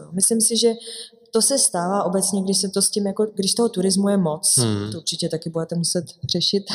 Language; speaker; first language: Czech; native; Czech